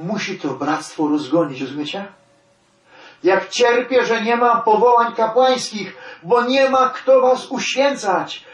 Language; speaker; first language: Polish; native; Polish